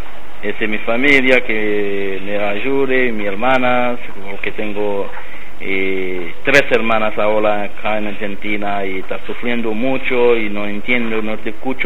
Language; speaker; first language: Spanish; non-native, learner; Haitian Creole